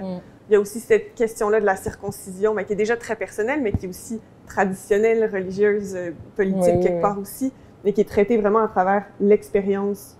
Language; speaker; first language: French; native; French